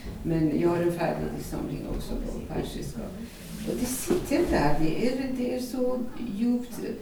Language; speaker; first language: Swedish; non-native, fluent; Persian